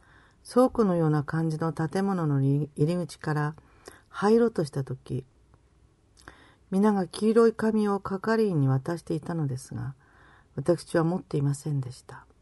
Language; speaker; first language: Japanese; native; Japanese